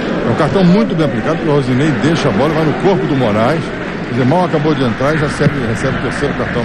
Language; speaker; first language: Portuguese; native; Portuguese